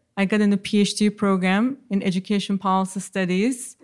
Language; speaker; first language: English; non-native, fluent; Turkish